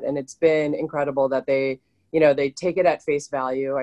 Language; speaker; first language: English; native; English